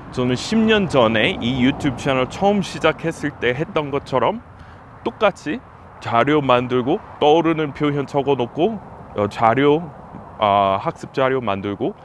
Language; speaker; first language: Korean; non-native, fluent; English